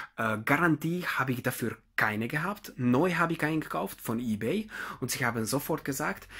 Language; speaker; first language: German; non-native, fluent; Hungarian